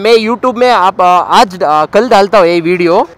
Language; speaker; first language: Hindi; non-native, local second language; Kannada